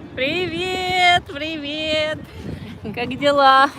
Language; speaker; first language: Russian; early bilingual, heritage; Russian